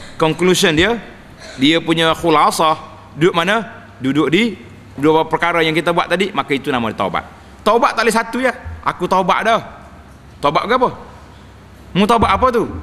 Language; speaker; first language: Malay; native; Malay